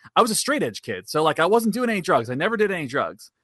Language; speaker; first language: English; native; English